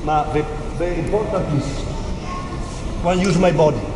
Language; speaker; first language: English; non-native, learner; Italian